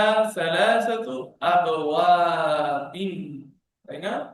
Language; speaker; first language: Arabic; non-native, fluent; Bangla